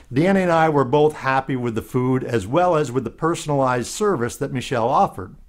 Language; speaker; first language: English; native; English